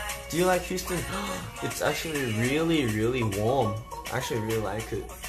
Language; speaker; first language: English; early bilingual, other home language; Korean